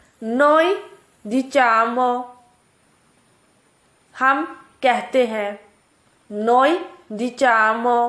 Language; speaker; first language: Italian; non-native, fluent; Urdu